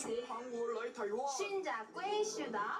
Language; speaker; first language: Chinese; non-native, learner; Korean